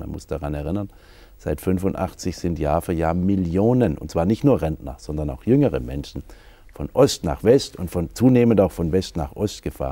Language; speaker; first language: German; native; German